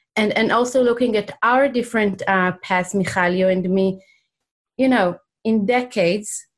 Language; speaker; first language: English; non-native, fluent; Hebrew